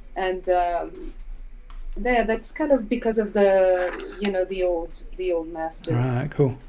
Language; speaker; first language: English; non-native, fluent; French